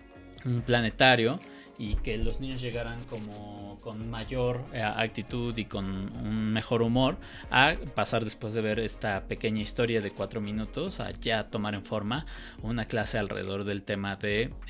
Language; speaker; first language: Spanish; native; Spanish